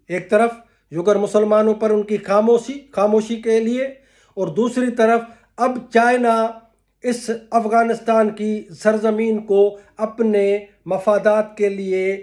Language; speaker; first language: Urdu; non-native, local second language; Sindhi